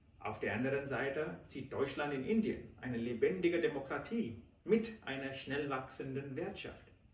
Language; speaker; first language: German; non-native, fluent; Telugu